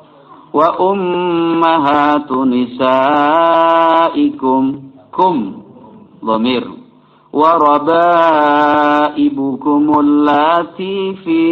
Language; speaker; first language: Arabic; non-native, fluent; Javanese